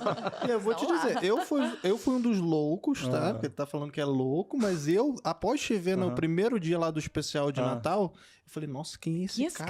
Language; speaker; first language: Portuguese; native; Portuguese